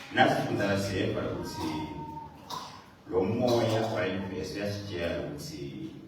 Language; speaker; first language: Zulu; non-native, local second language; Swati